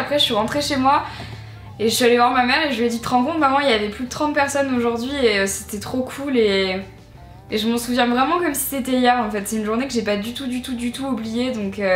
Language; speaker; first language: French; native; French